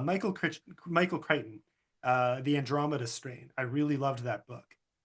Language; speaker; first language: English; native; English